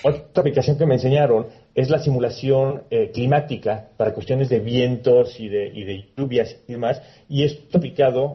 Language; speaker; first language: Spanish; native; Spanish